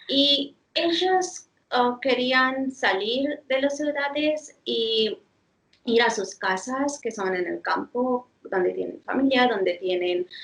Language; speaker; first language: Spanish; non-native, fluent; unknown